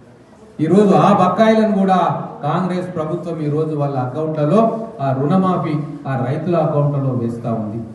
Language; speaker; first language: Telugu; native; Telugu